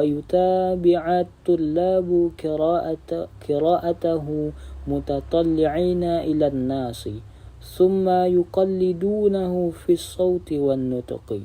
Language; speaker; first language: Arabic; non-native, learner; Indonesian